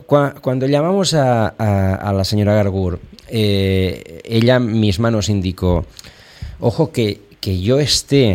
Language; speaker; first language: Spanish; non-native, local second language; Catalan